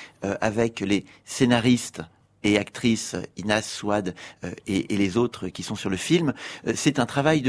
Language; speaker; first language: French; native; French